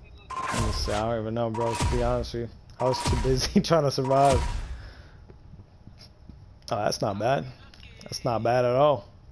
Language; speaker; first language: English; early bilingual, other home language; Spanish